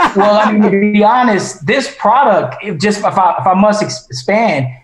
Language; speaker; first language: English; native; English